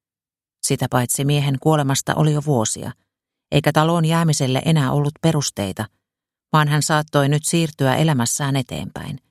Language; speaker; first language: Finnish; native; Finnish